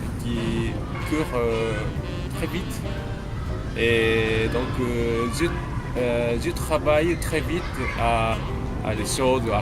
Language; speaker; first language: French; non-native, learner; Japanese